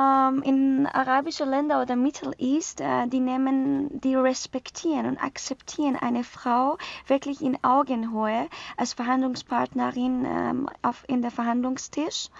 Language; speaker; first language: German; non-native, learner; Persian